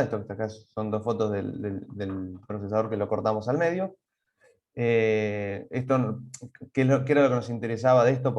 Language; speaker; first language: Spanish; native; Spanish